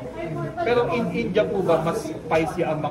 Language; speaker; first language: Filipino; native; Filipino